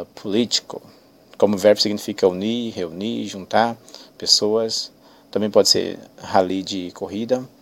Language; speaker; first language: Portuguese; native; Portuguese